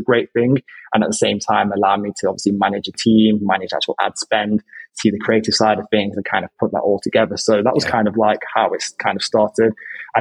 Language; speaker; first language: English; native; English